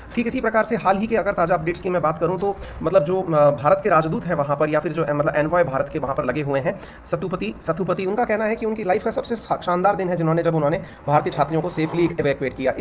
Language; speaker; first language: Hindi; native; Hindi